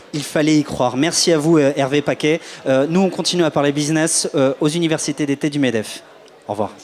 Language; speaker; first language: French; native; French